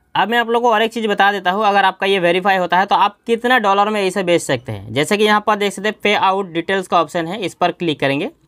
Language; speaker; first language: Hindi; native; Hindi